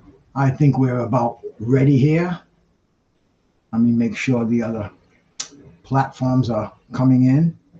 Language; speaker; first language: English; native; English